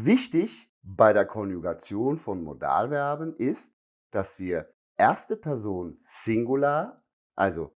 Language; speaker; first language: German; non-native, fluent; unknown